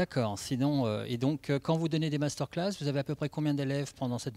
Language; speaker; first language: French; native; French